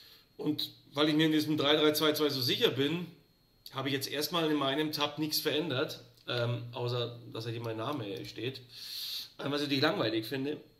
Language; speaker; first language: German; native; German